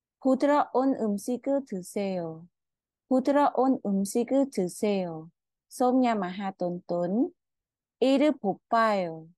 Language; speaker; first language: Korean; non-native, fluent; Khmer